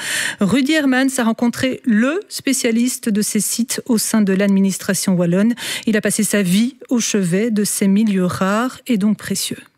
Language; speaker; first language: French; native; French